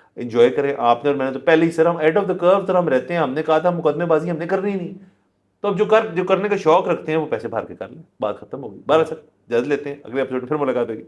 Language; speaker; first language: Urdu; native; Urdu